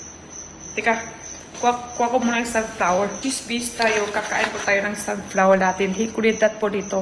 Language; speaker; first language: Filipino; non-native, learner; Chinese